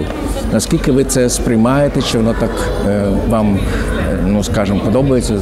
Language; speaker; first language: Ukrainian; native; Ukrainian